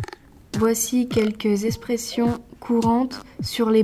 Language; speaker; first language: French; native; French